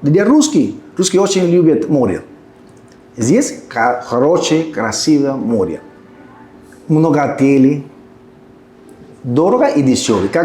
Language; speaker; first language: Russian; non-native, learner; Spanish